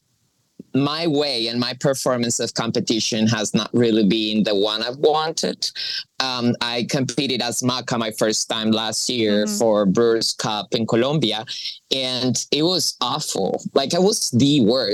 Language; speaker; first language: English; non-native, fluent; Spanish